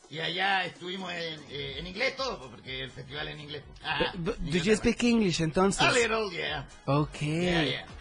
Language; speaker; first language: Spanish; native; Spanish